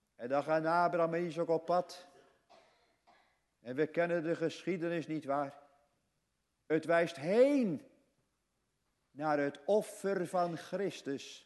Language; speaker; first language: Dutch; native; Dutch